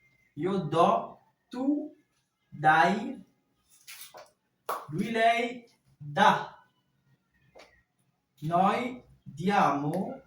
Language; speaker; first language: Italian; non-native, fluent; French